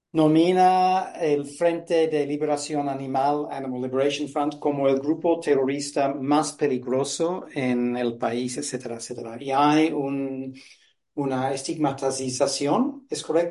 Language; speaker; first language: Spanish; non-native, fluent; English